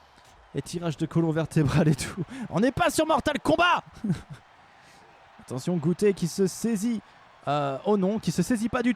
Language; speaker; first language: French; native; French